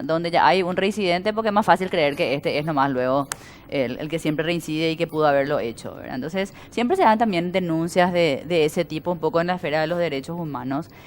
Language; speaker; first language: Spanish; native; Spanish